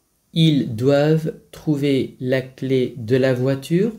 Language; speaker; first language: French; non-native, fluent; Vietnamese